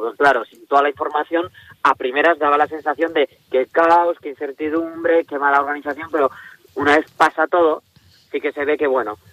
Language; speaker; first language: Spanish; native; Spanish